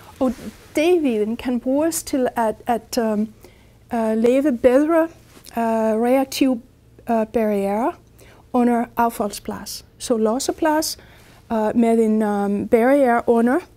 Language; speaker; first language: Danish; non-native, fluent; English